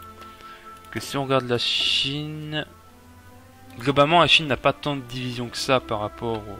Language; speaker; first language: French; native; French